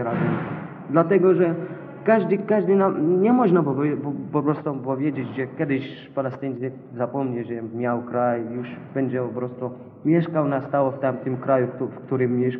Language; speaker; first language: Polish; non-native, learner; Arabic